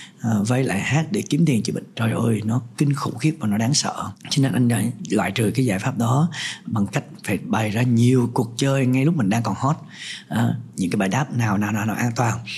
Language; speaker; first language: Vietnamese; native; Vietnamese